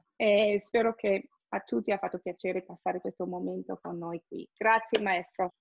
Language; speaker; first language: Italian; non-native, fluent; English